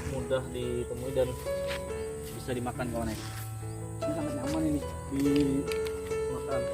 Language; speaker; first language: Indonesian; native; Indonesian